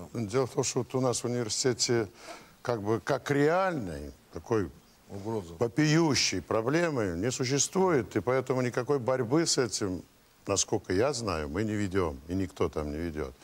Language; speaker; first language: Russian; native; Russian